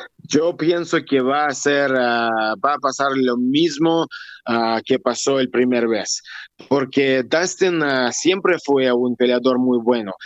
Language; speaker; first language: Spanish; non-native, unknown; Russian